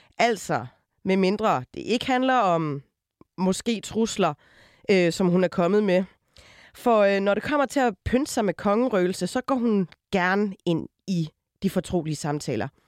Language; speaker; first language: Danish; native; Danish